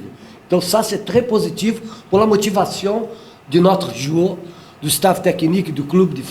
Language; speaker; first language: French; non-native, fluent; Portuguese